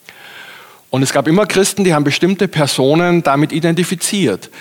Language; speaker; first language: German; native; German